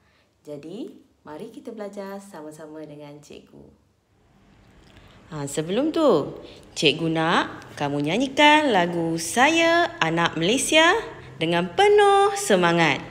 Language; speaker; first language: Malay; native; Malay